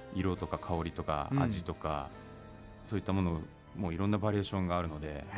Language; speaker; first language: Japanese; native; Japanese